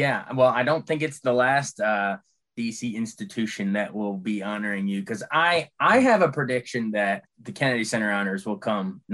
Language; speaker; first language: English; native; English